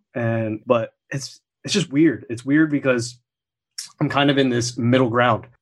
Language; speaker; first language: English; native; English